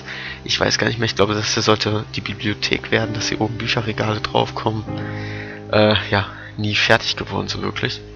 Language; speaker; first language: German; native; German